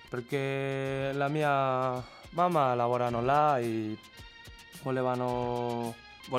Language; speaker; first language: Italian; non-native, learner; Chinese